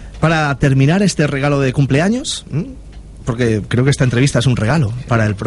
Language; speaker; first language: Spanish; native; Spanish